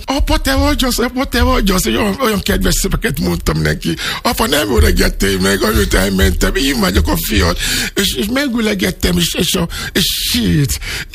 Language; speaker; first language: Hungarian; non-native, learner; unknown